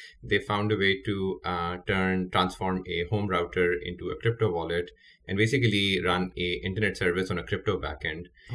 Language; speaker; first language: English; non-native, local second language; Urdu